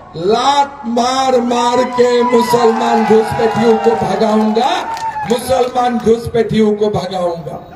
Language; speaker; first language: Hindi; non-native, local second language; Assamese